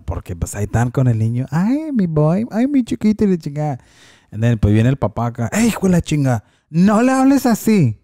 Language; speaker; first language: Spanish; early bilingual, heritage; Spanish